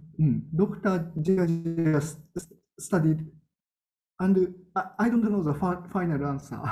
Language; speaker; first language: English; non-native, learner; Japanese